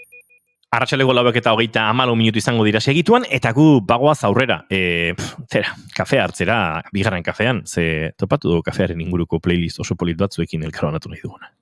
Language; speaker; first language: Basque; native; Basque